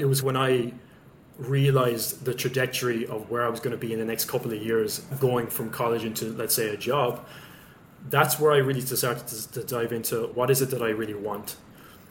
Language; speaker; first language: English; native; English